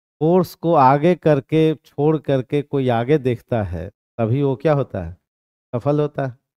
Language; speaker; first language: Hindi; native; Hindi